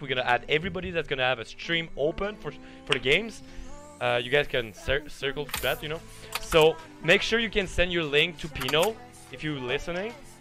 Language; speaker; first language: English; non-native, fluent; French